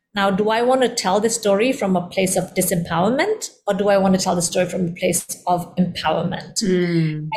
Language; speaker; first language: English; early bilingual, heritage; Indonesian